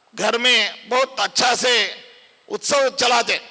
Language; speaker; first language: Hindi; non-native, local second language; Kannada